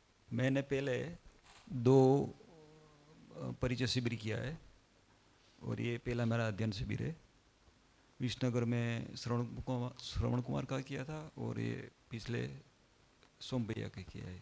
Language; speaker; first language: Hindi; non-native, local second language; Gujarati